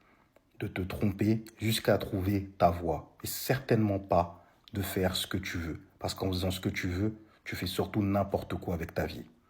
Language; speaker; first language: French; native; French